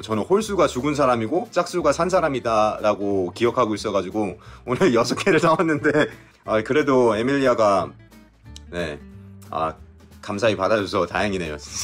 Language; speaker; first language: Korean; native; Korean